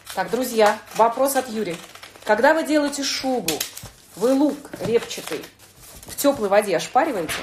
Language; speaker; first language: Russian; native; Russian